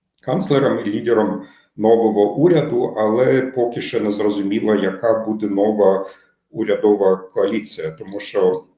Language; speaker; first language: Ukrainian; non-native, fluent; German